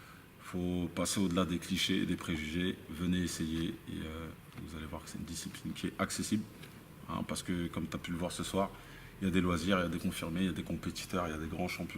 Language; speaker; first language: French; native; French